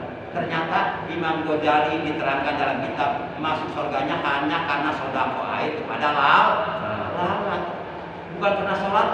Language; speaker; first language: Indonesian; non-native, local second language; Javanese